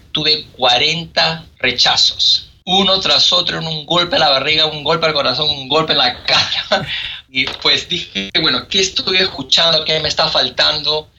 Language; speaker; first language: Spanish; native; Spanish